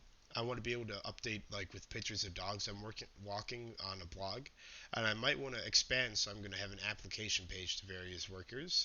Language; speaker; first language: English; native; English